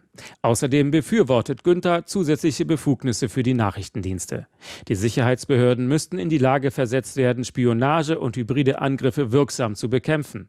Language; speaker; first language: German; native; German